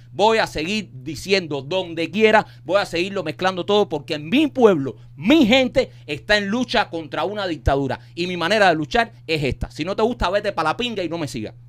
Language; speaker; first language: Spanish; native; Spanish